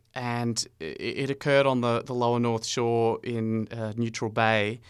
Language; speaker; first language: English; native; English